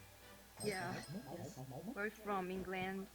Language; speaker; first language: English; non-native, learner; Chinese